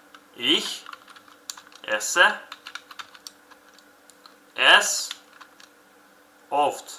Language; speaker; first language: German; non-native, fluent; Uzbek